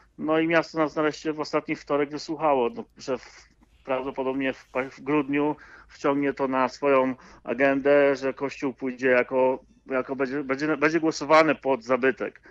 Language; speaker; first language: Polish; native; Polish